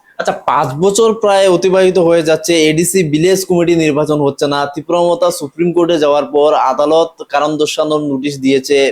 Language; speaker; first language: Bangla; native; Bangla